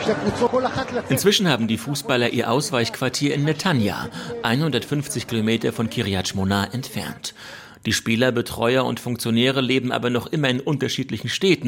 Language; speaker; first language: German; native; German